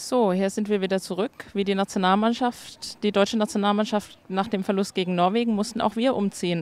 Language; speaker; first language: German; native; German